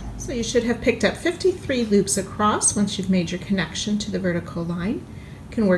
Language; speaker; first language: English; native; English